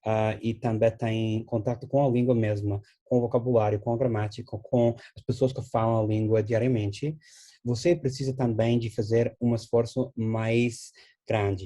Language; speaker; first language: Portuguese; non-native, fluent; English